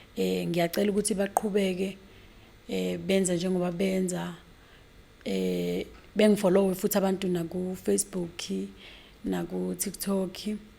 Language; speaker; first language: Zulu; native; Zulu